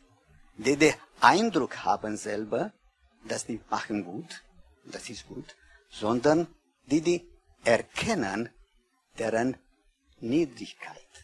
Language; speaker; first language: German; non-native, learner; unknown